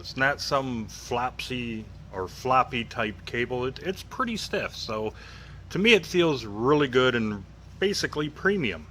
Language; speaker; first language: English; native; English